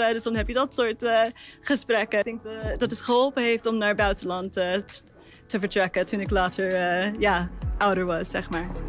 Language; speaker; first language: Dutch; non-native, fluent; English